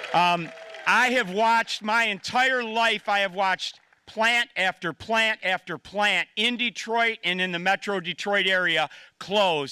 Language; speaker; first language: English; native; English